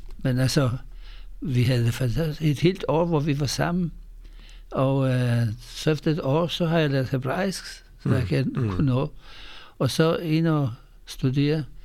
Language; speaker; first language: Danish; non-native, fluent; Polish